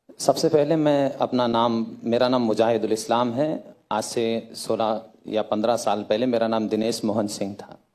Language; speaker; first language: Hindi; native; Hindi